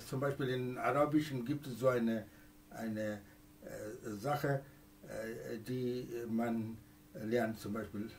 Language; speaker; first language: German; non-native, fluent; Persian